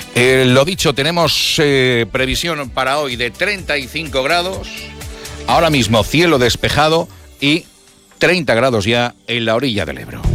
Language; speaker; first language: Spanish; native; Spanish